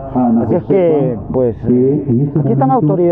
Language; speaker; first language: Spanish; native; Spanish